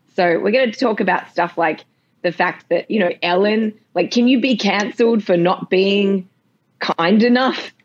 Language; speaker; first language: English; native; English